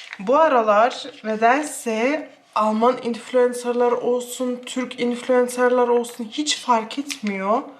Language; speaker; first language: Turkish; early bilingual, heritage; Turkish